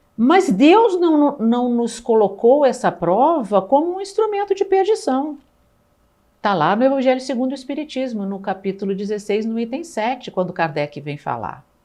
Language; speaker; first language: Portuguese; native; Portuguese